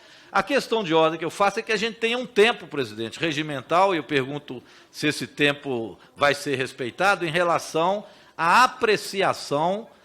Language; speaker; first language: Portuguese; native; Portuguese